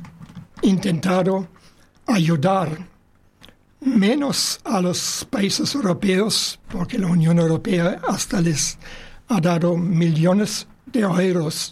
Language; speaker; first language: Spanish; non-native, fluent; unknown